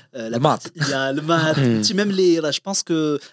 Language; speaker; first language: French; non-native, local second language; Arabic